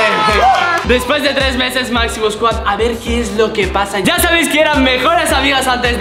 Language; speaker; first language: Spanish; native; Spanish